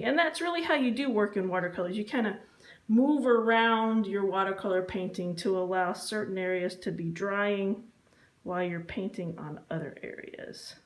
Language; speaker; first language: English; native; English